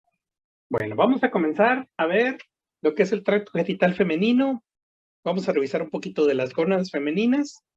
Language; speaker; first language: Spanish; native; Spanish